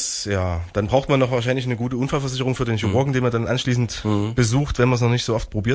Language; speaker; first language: German; native; German